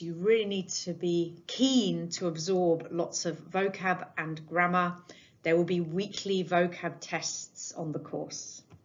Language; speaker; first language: English; native; English